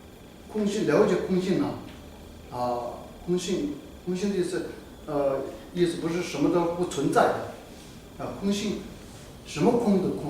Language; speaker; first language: Chinese; non-native, fluent; Tibetan